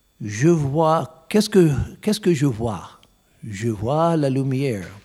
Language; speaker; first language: French; non-native, learner; English